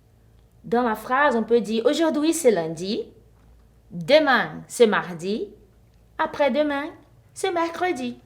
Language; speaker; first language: French; non-native, fluent; Portuguese